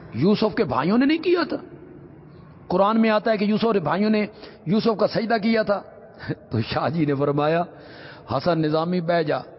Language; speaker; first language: Urdu; non-native, local second language; Punjabi